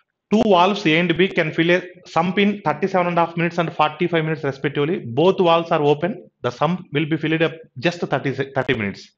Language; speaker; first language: English; non-native, local second language; Telugu